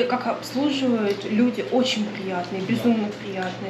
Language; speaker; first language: Russian; native; Russian